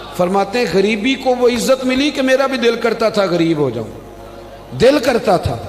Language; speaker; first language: Urdu; non-native, local second language; Punjabi